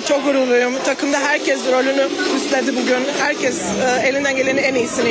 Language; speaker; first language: Turkish; native; Turkish